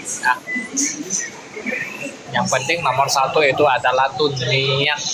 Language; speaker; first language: Indonesian; non-native, learner; Vietnamese